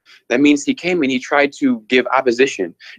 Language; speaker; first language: English; native; English